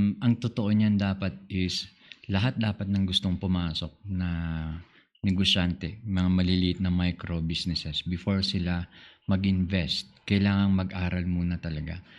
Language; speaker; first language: Filipino; non-native, local second language; Iloko